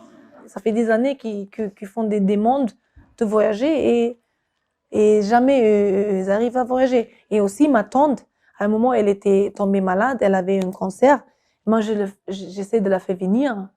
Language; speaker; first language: French; non-native, fluent; German